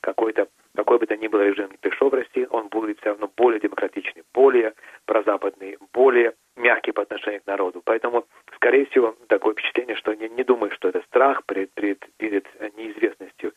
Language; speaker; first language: Russian; native; Russian